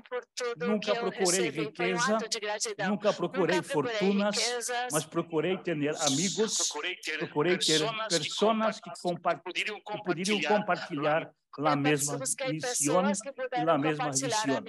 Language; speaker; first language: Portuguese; early bilingual, other home language; German